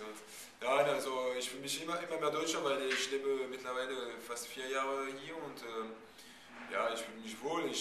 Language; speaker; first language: German; non-native, fluent; French